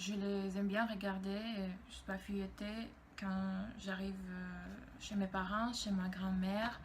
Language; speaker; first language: French; non-native, fluent; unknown